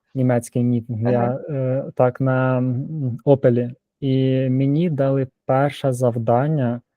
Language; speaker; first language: Ukrainian; native; Ukrainian